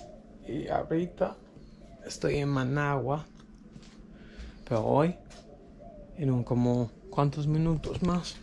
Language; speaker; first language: Spanish; non-native, learner; English